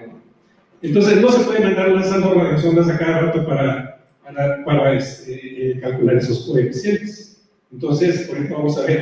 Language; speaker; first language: Spanish; native; Spanish